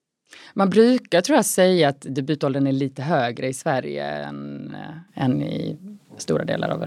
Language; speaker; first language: Swedish; native; Swedish